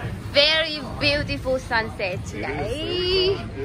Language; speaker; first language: English; non-native, learner; Thai